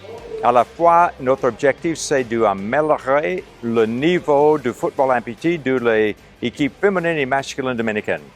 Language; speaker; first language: French; non-native, local second language; Haitian Creole